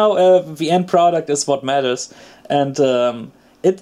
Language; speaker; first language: English; non-native, fluent; German